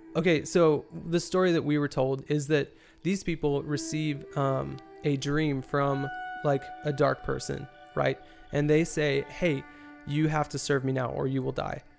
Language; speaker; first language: English; early bilingual, heritage; English